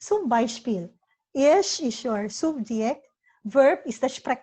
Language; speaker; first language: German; non-native, learner; Filipino